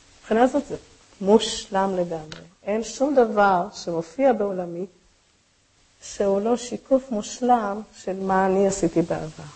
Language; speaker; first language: Hebrew; native; Hebrew